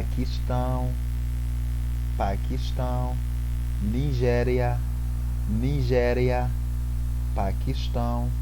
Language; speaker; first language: Portuguese; non-native, fluent; Haitian Creole